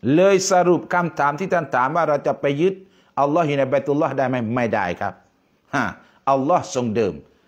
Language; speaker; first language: Thai; non-native, local second language; Pattani Malay